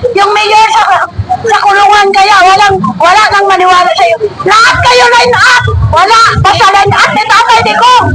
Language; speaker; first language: Filipino; non-native, local second language; Cebuano